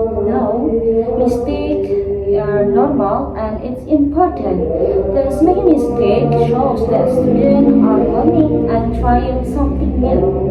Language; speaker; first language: English; non-native, learner; Indonesian